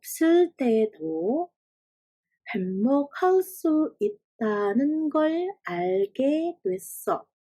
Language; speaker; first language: Korean; non-native, fluent; Indonesian